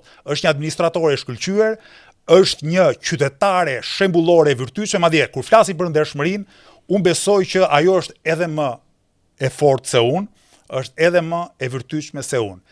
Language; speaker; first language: Albanian; native; Albanian